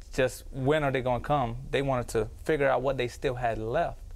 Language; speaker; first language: English; native; English